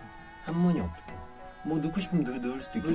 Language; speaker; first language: Korean; native; Korean